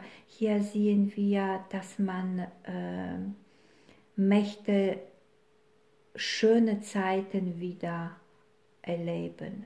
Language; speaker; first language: German; non-native, fluent; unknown